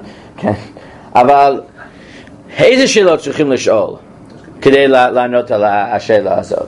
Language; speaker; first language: Hebrew; non-native, fluent; English